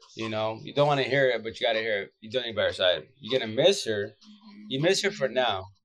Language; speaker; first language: English; early bilingual, other home language; Spanish